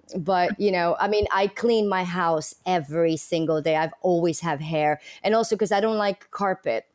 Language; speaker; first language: English; early bilingual, other home language; Spanish